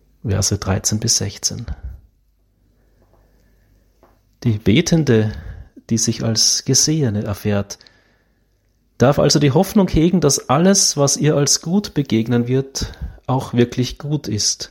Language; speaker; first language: German; native; German